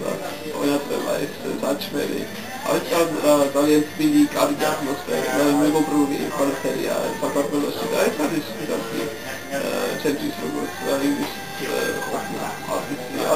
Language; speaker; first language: Georgian; non-native, learner; English